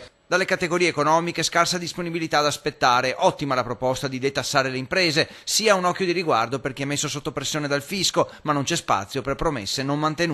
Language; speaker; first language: Italian; native; Italian